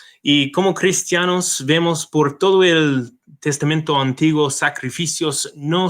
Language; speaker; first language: Spanish; non-native, fluent; English